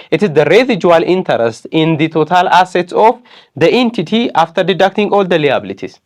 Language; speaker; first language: English; non-native, local second language; Amharic